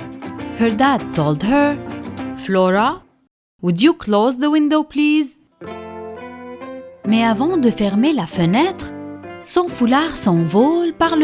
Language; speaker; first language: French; non-native, fluent; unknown